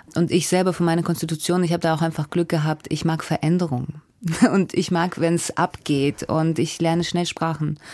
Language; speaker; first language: German; early bilingual, other home language; Russian